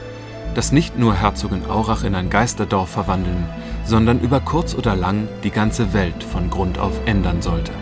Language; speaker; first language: German; native; German